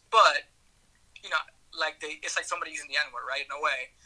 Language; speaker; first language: English; early bilingual, other home language; Spanish